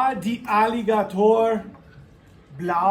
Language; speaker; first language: German; non-native, fluent; English